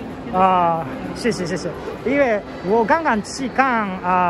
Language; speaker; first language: Chinese; non-native, learner; Japanese